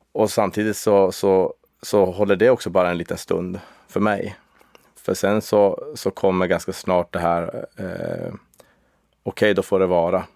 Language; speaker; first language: Swedish; native; Swedish